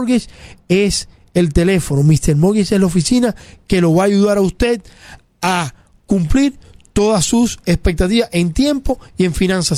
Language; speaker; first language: Spanish; native; Spanish